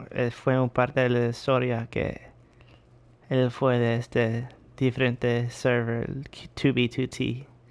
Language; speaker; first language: Spanish; early bilingual, heritage; Spanish